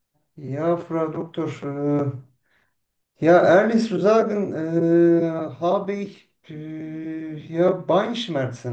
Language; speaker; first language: German; non-native, learner; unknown